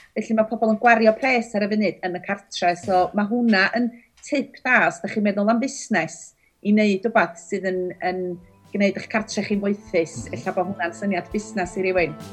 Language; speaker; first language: Welsh; native; Welsh